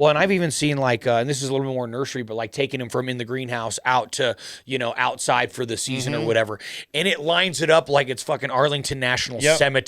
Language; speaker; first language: English; native; English